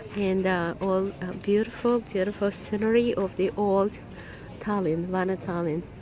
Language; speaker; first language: English; non-native, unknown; Russian